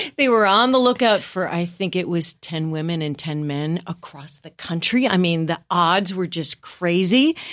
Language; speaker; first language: English; native; English